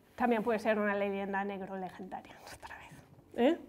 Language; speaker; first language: Spanish; non-native, fluent; German